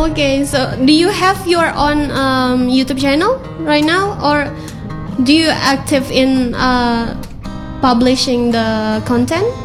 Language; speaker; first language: English; non-native, fluent; Indonesian